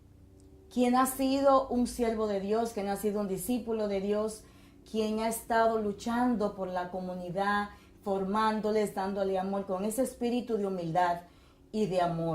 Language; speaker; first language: Spanish; native; Spanish